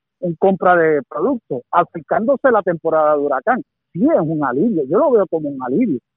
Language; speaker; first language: Spanish; native; Spanish